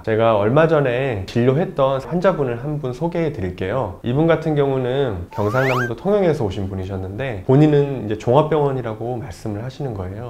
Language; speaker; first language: Korean; native; Korean